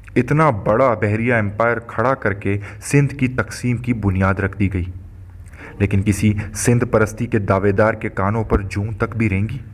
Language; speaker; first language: Urdu; non-native, local second language; Baluchi